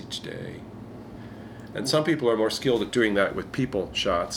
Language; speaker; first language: English; native; English